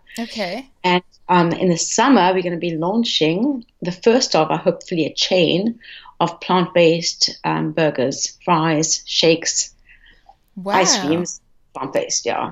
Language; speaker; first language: English; native; English